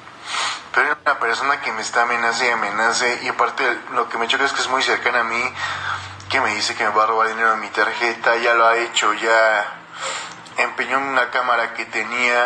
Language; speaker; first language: Spanish; native; Spanish